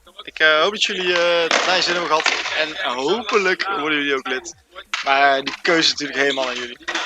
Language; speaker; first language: Dutch; native; Dutch